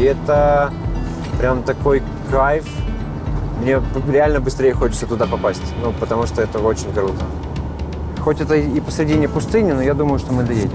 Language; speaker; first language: Russian; native; Russian